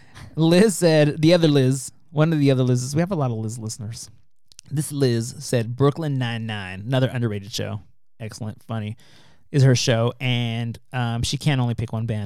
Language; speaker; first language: English; native; English